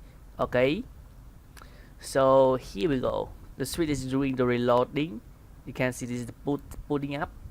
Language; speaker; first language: English; non-native, fluent; Khmer